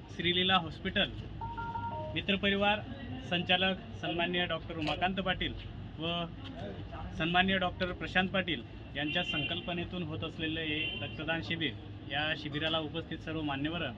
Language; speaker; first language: Marathi; native; Marathi